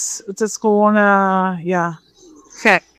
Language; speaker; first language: Dutch; non-native, fluent; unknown